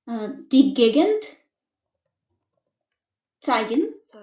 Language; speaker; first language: German; non-native, learner; Macedonian